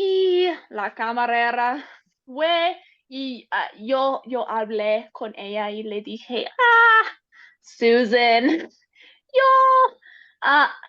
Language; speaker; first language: Spanish; non-native, learner; English